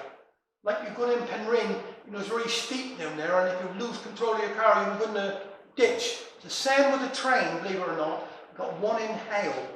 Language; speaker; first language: English; native; English